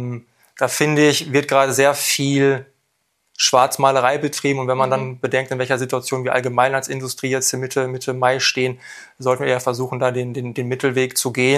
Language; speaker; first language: German; native; German